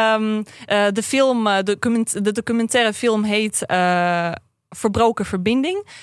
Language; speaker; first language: Dutch; non-native, fluent; Russian